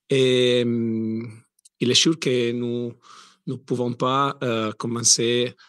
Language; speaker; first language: French; non-native, learner; Italian